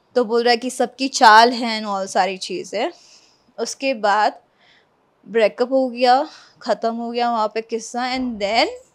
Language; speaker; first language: Hindi; non-native, local second language; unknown